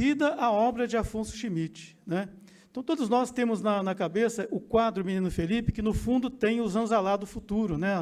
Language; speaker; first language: Portuguese; native; Portuguese